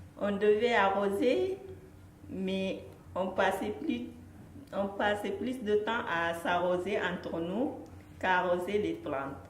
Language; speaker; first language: French; non-native, local second language; Fula